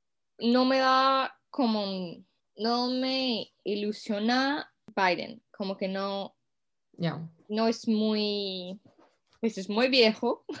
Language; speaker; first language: Spanish; non-native, fluent; English